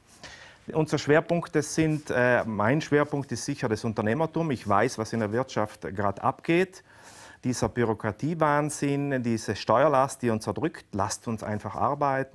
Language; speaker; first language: German; native; German